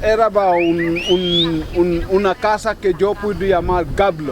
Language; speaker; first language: Spanish; non-native, fluent; Wolof